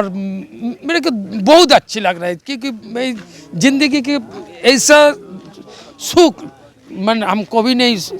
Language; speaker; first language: Hindi; non-native, local second language; Bangla